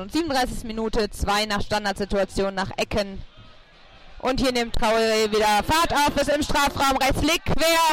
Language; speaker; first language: German; native; German